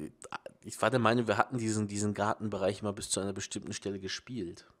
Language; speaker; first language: German; native; German